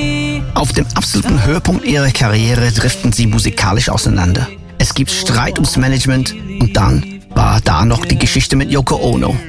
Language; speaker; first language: German; native; German